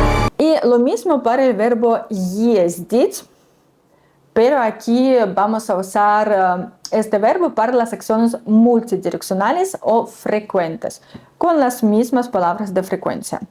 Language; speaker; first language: Spanish; non-native, fluent; Russian